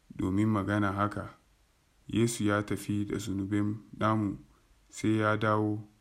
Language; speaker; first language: Hausa; non-native, local second language; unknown